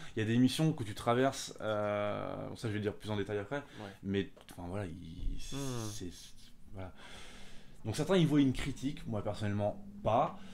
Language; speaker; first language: French; native; French